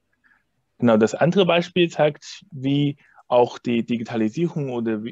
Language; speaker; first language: German; non-native, fluent; Chinese